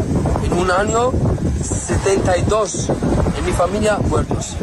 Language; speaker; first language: Spanish; non-native, learner; Arabic